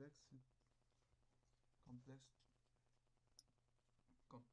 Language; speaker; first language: French; non-native, learner; Spanish